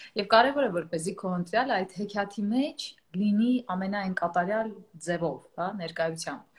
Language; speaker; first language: Armenian; native; Armenian